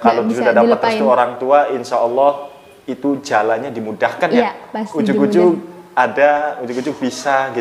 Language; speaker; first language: Indonesian; native; Indonesian